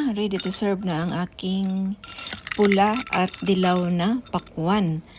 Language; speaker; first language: Filipino; non-native, local second language; Cebuano